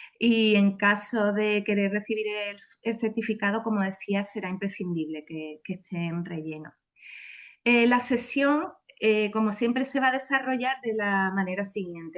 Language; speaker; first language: Spanish; native; Spanish